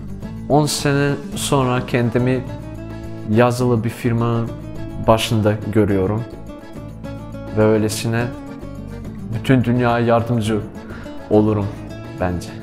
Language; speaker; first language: Turkish; non-native, fluent; Bosnian